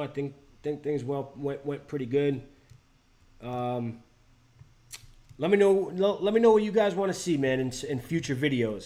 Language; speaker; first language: English; native; English